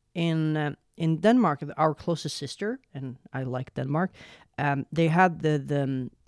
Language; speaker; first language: English; non-native, fluent; Arabic